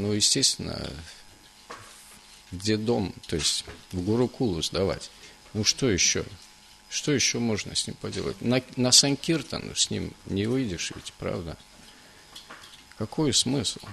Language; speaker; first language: Russian; native; Russian